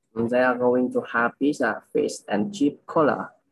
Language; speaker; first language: English; non-native, learner; Vietnamese